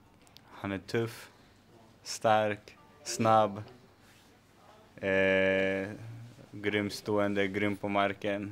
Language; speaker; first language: Swedish; native; Swedish